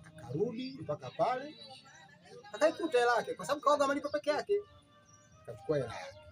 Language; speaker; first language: Swahili; native; Swahili